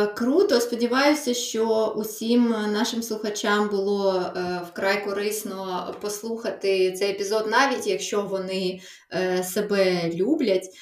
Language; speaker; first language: Ukrainian; non-native, local second language; Russian